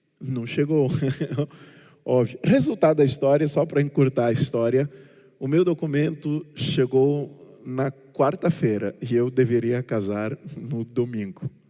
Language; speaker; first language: Portuguese; non-native, local second language; Kabuverdianu